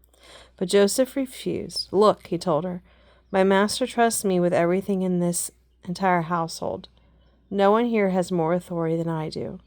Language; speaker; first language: English; native; English